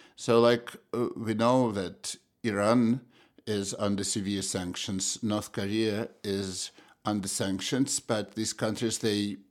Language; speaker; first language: English; non-native, fluent; Russian